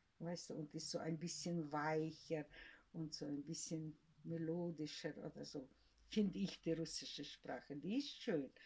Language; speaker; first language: German; early bilingual, heritage; German